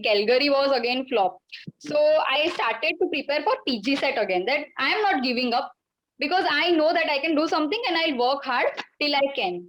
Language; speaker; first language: English; non-native, local second language; Gujarati